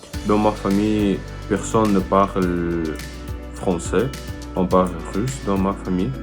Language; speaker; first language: French; non-native, fluent; Russian